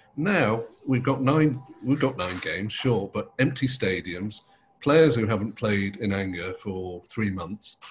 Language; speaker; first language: English; native; English